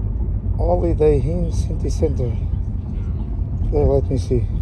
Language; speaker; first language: English; non-native, learner; Portuguese